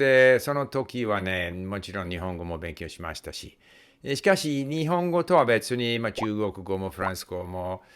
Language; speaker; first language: Japanese; non-native, fluent; English